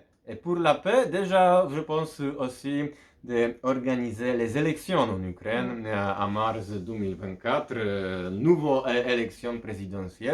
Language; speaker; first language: French; non-native, fluent; Polish